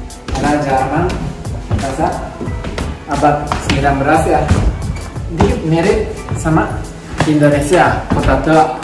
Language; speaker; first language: Indonesian; non-native, learner; Japanese